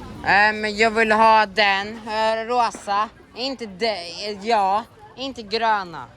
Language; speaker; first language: Swedish; early bilingual, other home language; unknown